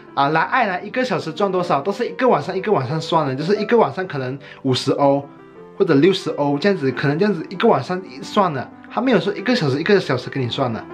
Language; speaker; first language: Chinese; native; Chinese